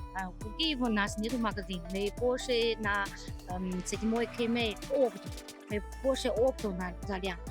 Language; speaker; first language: Russian; non-native, learner; Chinese